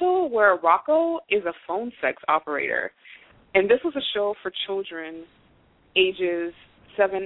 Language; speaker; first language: English; non-native, fluent; Haitian Creole